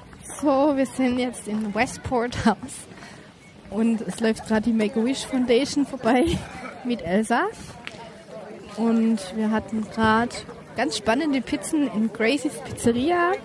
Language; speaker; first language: German; native; German